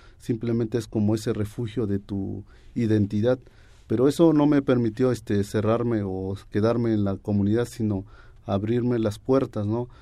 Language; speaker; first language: Spanish; non-native, local second language; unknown